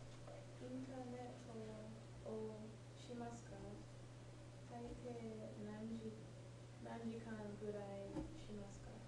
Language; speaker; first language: Japanese; non-native, learner; English